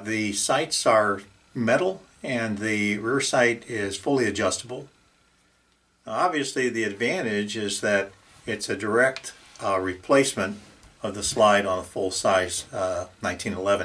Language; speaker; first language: English; native; English